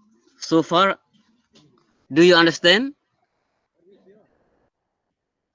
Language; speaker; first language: English; non-native, learner; Indonesian